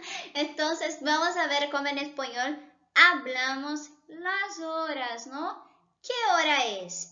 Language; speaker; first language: Spanish; non-native, fluent; Portuguese